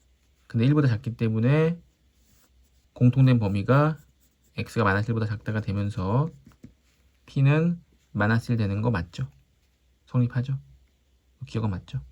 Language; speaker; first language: Korean; native; Korean